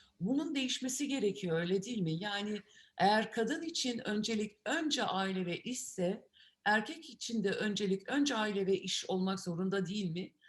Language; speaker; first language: Turkish; native; Turkish